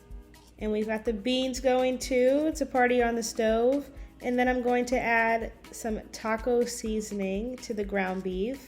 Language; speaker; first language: English; native; English